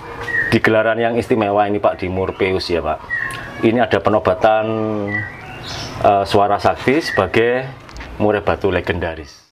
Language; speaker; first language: Indonesian; native; Indonesian